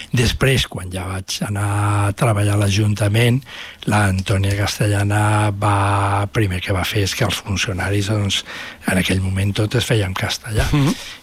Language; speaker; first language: Catalan; non-native, local second language; Spanish